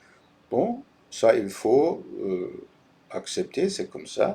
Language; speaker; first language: French; non-native, fluent; German